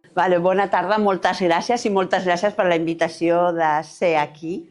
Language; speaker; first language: Catalan; non-native, local second language; Spanish